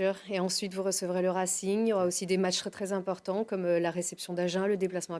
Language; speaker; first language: French; native; French